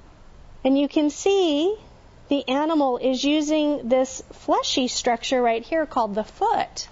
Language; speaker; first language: English; native; English